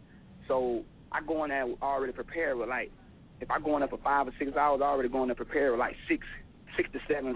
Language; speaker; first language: English; native; English